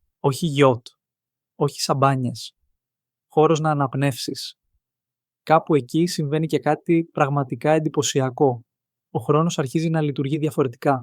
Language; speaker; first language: Greek; native; Greek